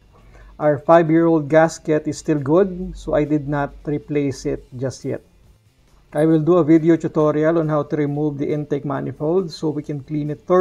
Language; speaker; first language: English; non-native, local second language; Filipino